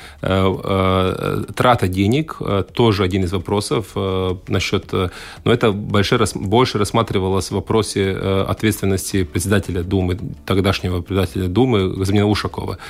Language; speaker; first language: Russian; non-native, local second language; Latvian